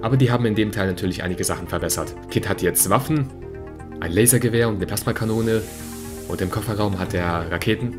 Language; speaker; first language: German; native; German